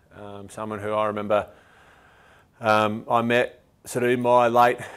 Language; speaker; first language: English; native; English